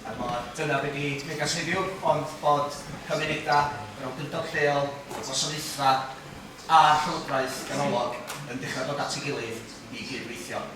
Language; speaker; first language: Welsh; native; Welsh